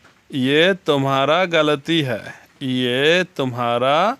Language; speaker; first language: Hindi; non-native, learner; Bangla